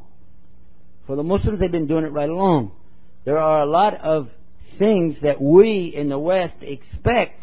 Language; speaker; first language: English; native; English